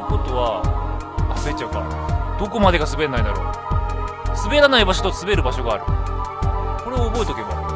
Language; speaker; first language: Japanese; native; Japanese